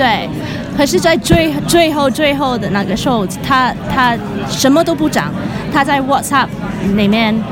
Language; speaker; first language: Chinese; non-native, local second language; Cantonese